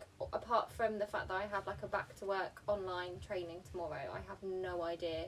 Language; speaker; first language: English; early bilingual, other home language; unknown